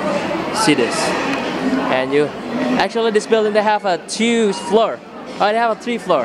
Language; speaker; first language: English; non-native, learner; Indonesian